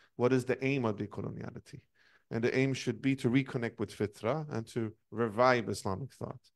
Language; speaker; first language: English; non-native, fluent; Persian